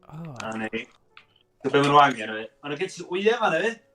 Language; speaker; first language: Welsh; native; Welsh